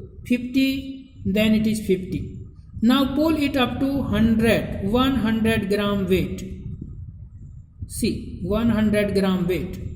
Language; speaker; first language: English; non-native, local second language; Hindi